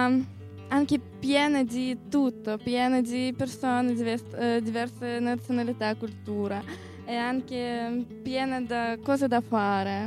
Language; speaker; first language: Italian; non-native, learner; Russian